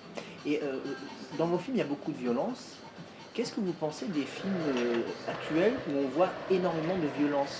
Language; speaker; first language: French; native; French